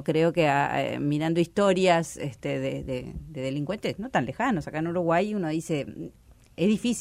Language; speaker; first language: Spanish; native; Spanish